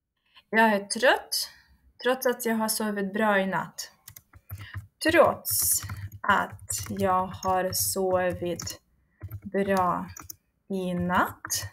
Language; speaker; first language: Swedish; non-native, fluent; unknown